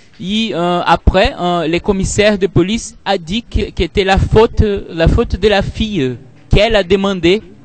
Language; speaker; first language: French; non-native, fluent; Portuguese